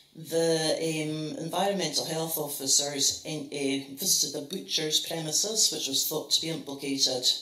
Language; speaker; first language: English; native; English